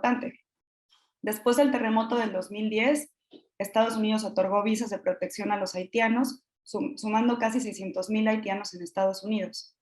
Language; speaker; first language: Spanish; native; Spanish